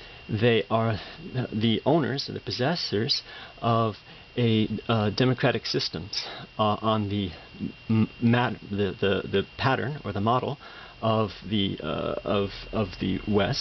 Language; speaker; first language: English; native; English